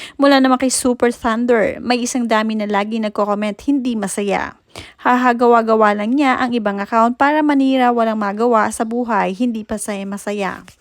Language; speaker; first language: Filipino; native; Filipino